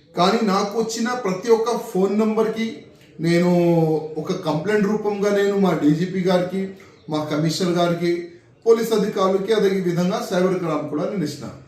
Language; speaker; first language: Telugu; non-native, local second language; Hindi